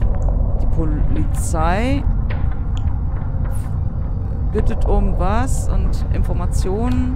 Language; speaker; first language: German; native; German